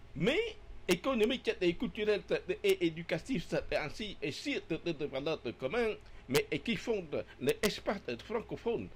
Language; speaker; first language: French; non-native, learner; Khmer